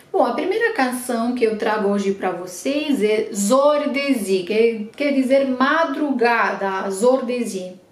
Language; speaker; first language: Portuguese; non-native, fluent; Romanian